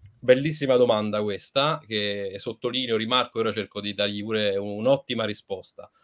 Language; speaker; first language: Italian; native; Italian